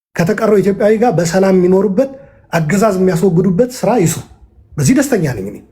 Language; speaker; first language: Amharic; non-native, local second language; Tigrinya